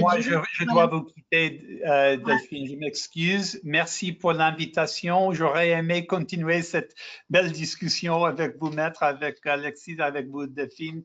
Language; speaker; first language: French; non-native, fluent; English